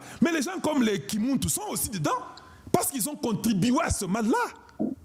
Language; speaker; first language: French; non-native, local second language; Lingala